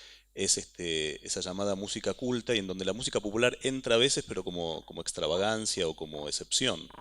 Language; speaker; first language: Spanish; native; Spanish